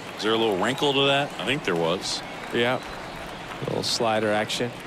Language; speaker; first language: English; native; English